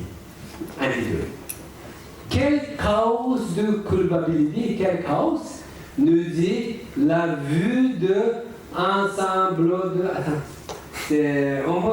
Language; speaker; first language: French; non-native, learner; Tibetan